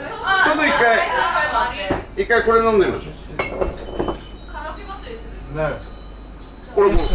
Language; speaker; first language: Japanese; native; Japanese